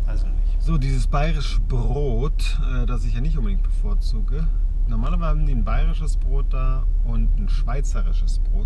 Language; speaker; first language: German; native; German